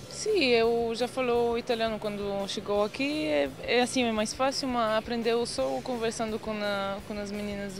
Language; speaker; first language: Portuguese; non-native, learner; Bulgarian